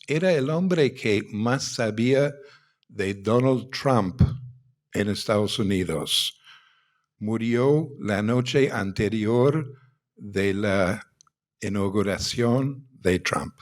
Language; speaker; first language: Spanish; non-native, fluent; English